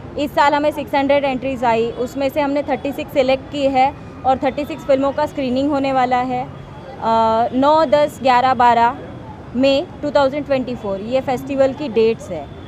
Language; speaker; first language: Hindi; non-native, local second language; Marathi